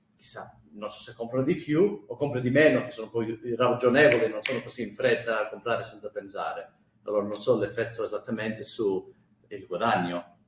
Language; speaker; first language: Italian; non-native, fluent; English